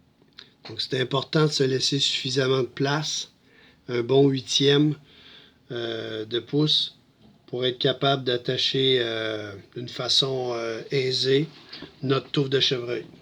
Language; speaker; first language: French; native; French